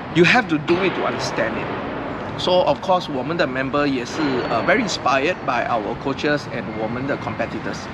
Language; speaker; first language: English; non-native, local second language; Chinese